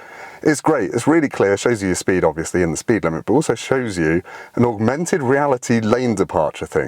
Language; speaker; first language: English; native; English